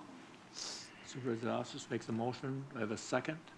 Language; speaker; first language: English; native; English